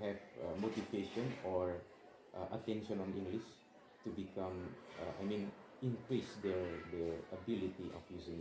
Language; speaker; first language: English; non-native, learner; Indonesian